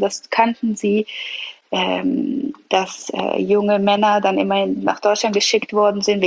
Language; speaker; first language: German; early bilingual, other home language; Persian